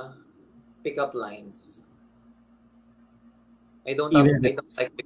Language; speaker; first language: English; non-native, local second language; Filipino